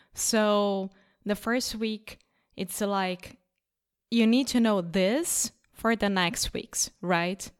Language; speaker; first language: English; non-native, fluent; Portuguese